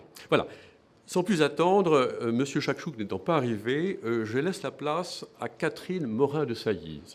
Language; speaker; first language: French; native; French